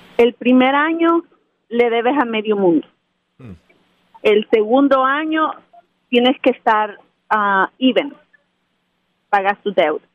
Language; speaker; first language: Spanish; native; Spanish